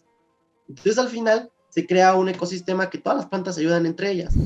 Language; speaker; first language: Spanish; native; Spanish